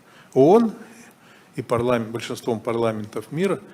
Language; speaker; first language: Russian; native; Russian